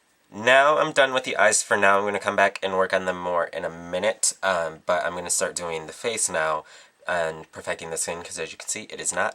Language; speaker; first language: English; native; English